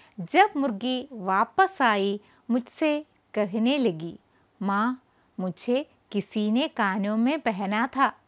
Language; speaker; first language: Hindi; non-native, local second language; Malayalam